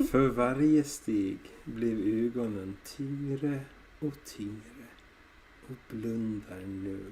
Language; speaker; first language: Swedish; non-native, learner; English